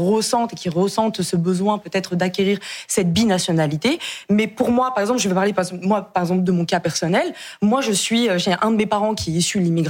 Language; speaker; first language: French; native; French